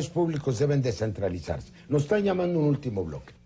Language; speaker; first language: Spanish; native; Spanish